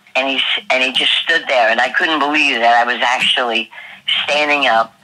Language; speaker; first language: English; native; English